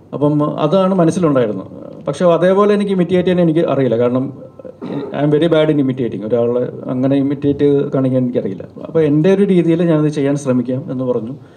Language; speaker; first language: Malayalam; native; Malayalam